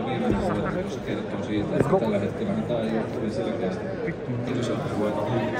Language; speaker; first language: Finnish; native; Finnish